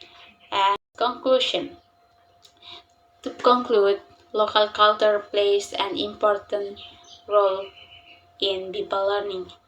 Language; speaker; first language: English; non-native, learner; Indonesian